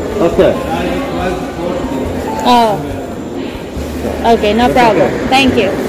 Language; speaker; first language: English; non-native, local second language; Filipino